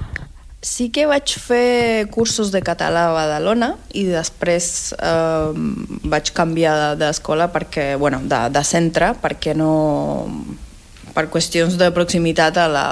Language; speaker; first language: Catalan; non-native, fluent; Spanish